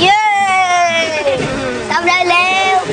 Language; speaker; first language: Thai; non-native, local second language; Malay